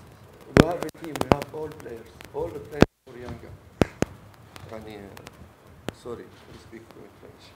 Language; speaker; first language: English; non-native, learner; French